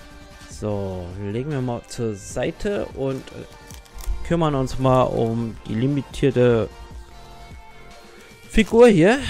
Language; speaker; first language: German; native; German